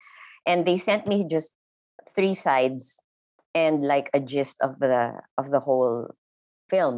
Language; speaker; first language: English; non-native, local second language; Filipino